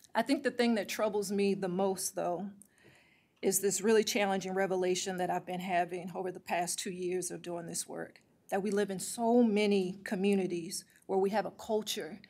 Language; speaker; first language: English; native; English